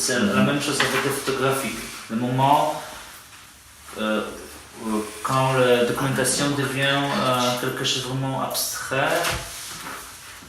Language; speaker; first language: French; non-native, fluent; Polish